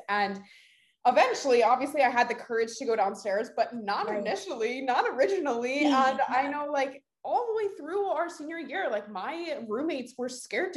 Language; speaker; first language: English; native; English